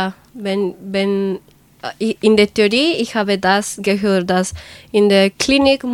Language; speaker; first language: German; non-native, learner; Spanish